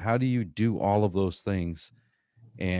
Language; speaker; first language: English; native; English